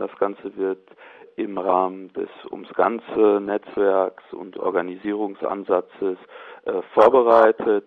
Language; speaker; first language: German; native; German